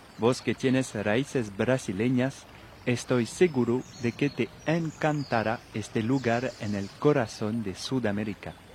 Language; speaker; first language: Spanish; non-native, fluent; French